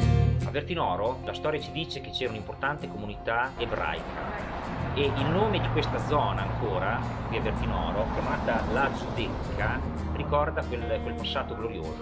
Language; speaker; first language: Italian; native; Italian